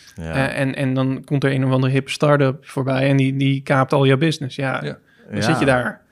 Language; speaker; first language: Dutch; native; Dutch